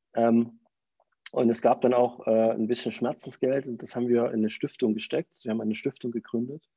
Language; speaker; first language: German; native; German